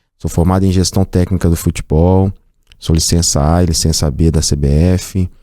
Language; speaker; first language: Portuguese; native; Portuguese